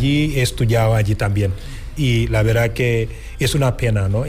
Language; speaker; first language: Spanish; non-native, fluent; Wolof